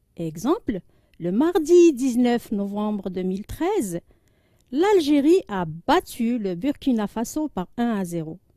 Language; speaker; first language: French; non-native, local second language; Arabic